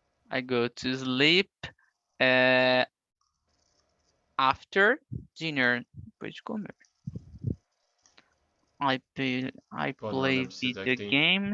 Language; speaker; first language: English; non-native, learner; Portuguese